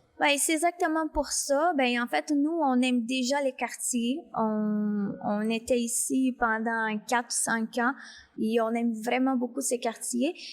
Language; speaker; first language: French; non-native, fluent; Portuguese